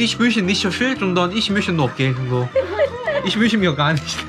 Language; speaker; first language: German; non-native, learner; Korean